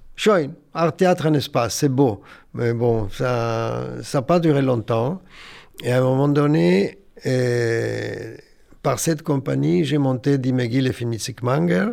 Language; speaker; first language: French; non-native, fluent; Yiddish